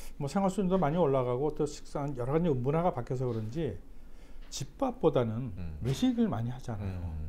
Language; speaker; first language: Korean; native; Korean